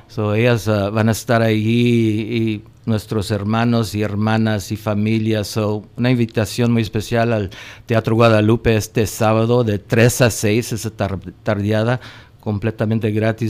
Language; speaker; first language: Spanish; early bilingual, heritage; Spanish